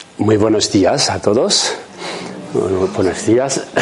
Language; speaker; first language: Spanish; non-native, learner; Tibetan